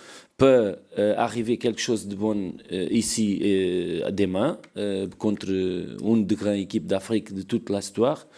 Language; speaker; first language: French; non-native, learner; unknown